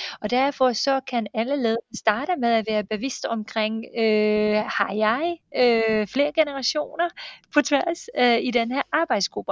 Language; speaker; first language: Danish; non-native, fluent; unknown